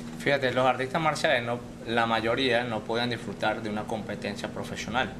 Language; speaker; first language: Spanish; native; Spanish